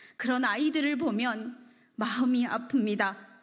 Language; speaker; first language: Korean; native; Korean